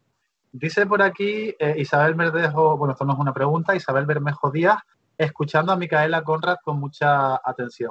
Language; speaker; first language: Spanish; native; Spanish